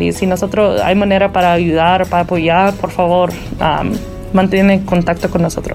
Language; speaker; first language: Spanish; early bilingual, heritage; Spanish